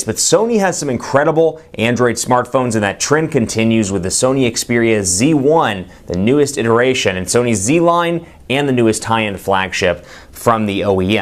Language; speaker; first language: English; native; English